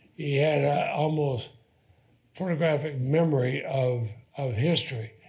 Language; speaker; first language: English; native; English